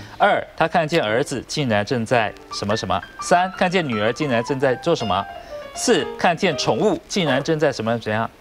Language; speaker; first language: Chinese; native; Chinese